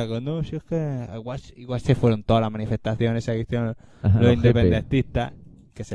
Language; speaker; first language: Spanish; native; Spanish